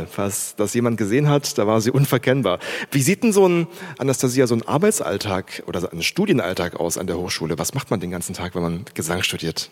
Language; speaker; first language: German; native; German